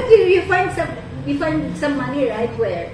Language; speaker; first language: English; non-native, local second language; Filipino